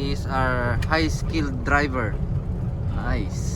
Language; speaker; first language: English; non-native, learner; Filipino